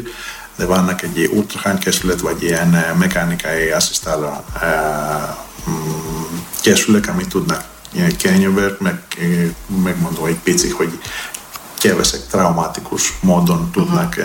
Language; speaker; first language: Hungarian; non-native, learner; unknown